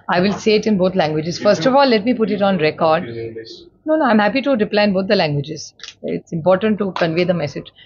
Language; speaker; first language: English; non-native, local second language; Marathi